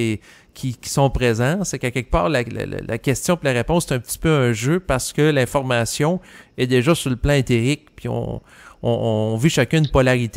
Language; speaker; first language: French; native; French